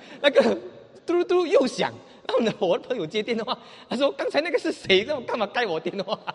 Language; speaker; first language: Chinese; native; Chinese